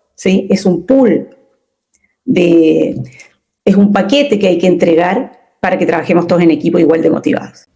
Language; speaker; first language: Spanish; native; Spanish